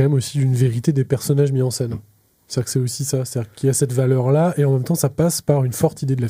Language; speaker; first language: French; native; French